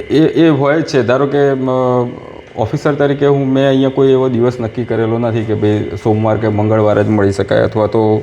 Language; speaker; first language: Gujarati; native; Gujarati